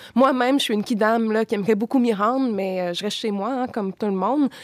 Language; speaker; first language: French; native; French